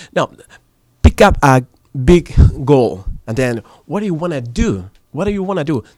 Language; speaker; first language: English; non-native, learner; Spanish